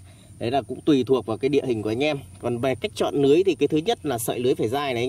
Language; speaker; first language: Vietnamese; native; Vietnamese